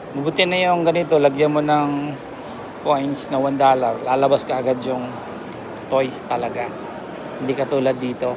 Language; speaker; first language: Filipino; native; Filipino